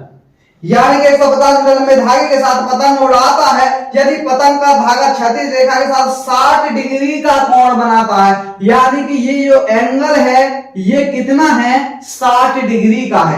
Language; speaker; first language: Hindi; native; Hindi